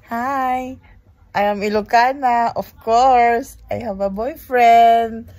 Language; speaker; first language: English; non-native, learner; Iloko